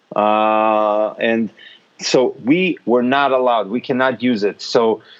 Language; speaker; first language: English; non-native, fluent; Hebrew